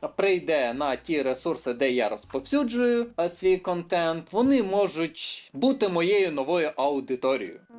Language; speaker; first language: Ukrainian; native; Ukrainian